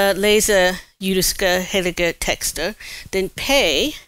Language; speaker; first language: Swedish; non-native, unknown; English